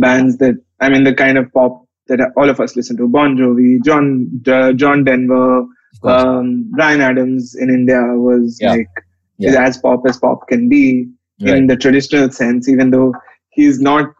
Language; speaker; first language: English; non-native, local second language; Hindi